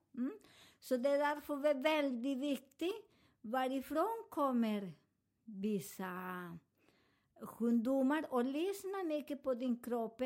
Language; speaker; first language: Swedish; non-native, fluent; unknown